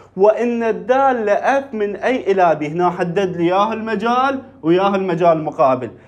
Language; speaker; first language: Arabic; native; Arabic